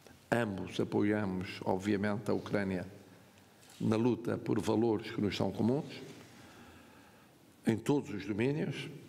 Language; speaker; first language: Portuguese; native; Portuguese